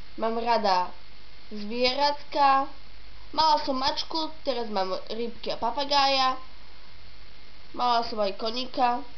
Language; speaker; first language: Slovak; non-native, learner; Russian